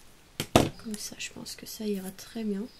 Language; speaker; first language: French; native; French